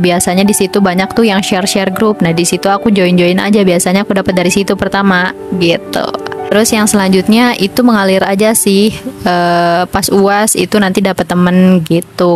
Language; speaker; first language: Indonesian; native; Indonesian